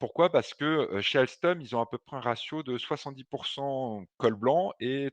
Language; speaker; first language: French; native; French